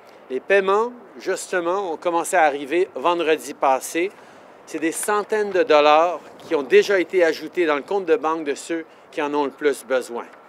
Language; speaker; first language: French; native; French